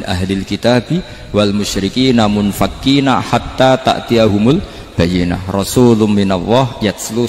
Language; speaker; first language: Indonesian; non-native, local second language; Javanese